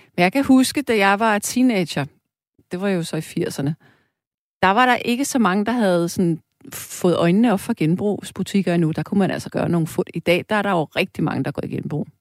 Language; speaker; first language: Danish; native; Danish